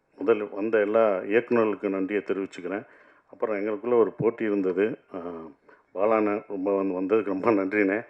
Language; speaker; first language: Tamil; native; Tamil